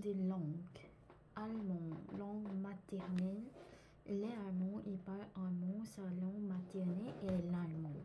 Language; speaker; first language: French; non-native, learner; Korean